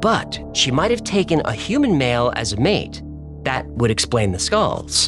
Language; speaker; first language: English; native; English